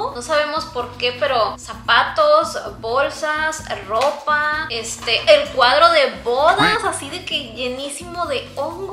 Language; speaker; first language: Spanish; native; Spanish